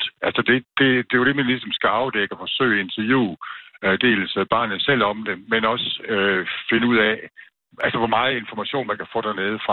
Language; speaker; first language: Danish; native; Danish